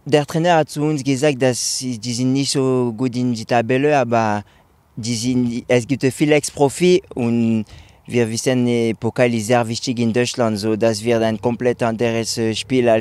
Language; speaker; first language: German; non-native, learner; French